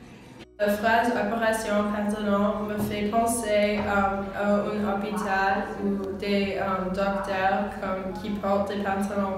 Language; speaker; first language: French; non-native, learner; English